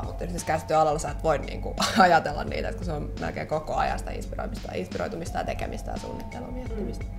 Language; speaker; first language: Finnish; native; Finnish